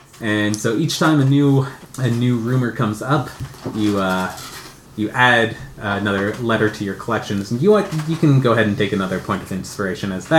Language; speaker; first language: English; native; English